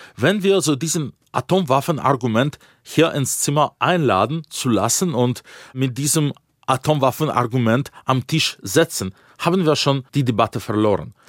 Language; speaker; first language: German; non-native, fluent; Russian